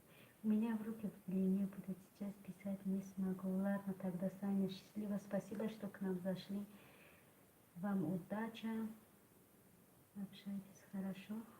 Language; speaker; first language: Russian; non-native, learner; Tajik